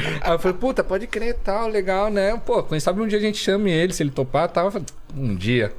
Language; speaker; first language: Portuguese; early bilingual, other home language; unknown